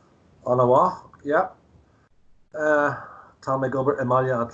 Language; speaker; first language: Irish; non-native, local second language; English